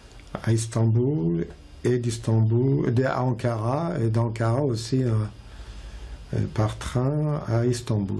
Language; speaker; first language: French; non-native, fluent; Persian